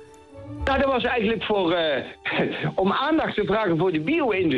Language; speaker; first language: Dutch; native; Dutch